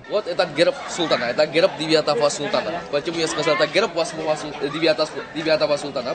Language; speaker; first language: Russian; non-native, learner; Indonesian